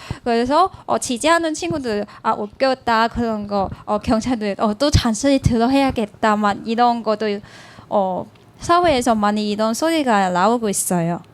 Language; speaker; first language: Korean; non-native, learner; Cantonese